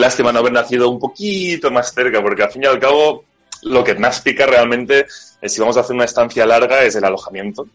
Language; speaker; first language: Spanish; native; Spanish